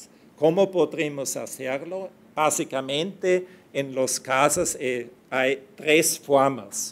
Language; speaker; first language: Spanish; non-native, fluent; German